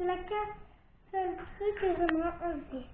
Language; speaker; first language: French; native; French